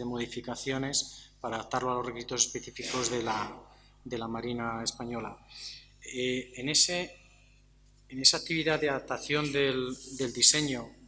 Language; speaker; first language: Spanish; native; Spanish